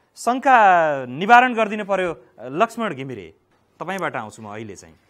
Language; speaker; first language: Nepali; native; Nepali